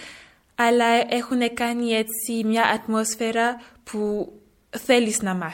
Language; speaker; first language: Greek; early bilingual, heritage; French